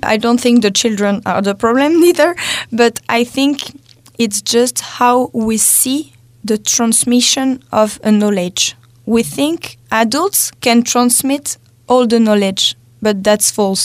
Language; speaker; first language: English; non-native, fluent; French